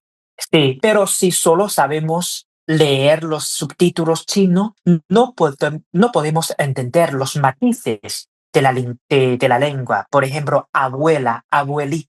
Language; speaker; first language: Spanish; non-native, fluent; Chinese